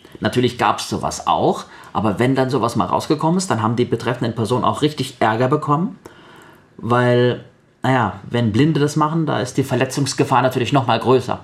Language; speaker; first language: German; early bilingual, other home language; Russian